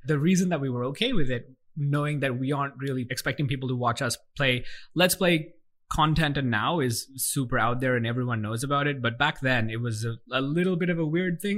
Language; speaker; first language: English; non-native, local second language; Sinhala